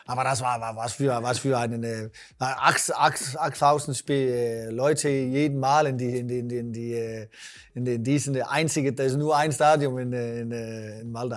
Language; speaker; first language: German; non-native, learner; Danish